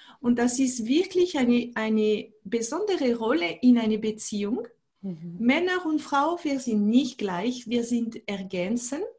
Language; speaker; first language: German; non-native, fluent; French